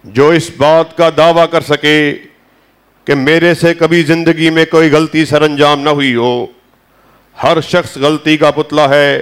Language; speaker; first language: Urdu; native; Urdu